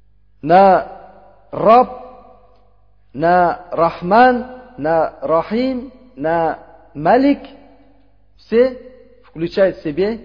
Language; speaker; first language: Russian; non-native, learner; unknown